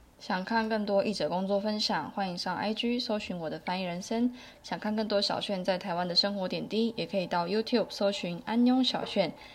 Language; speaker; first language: Chinese; native; Chinese